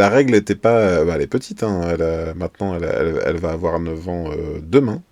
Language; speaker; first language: French; native; French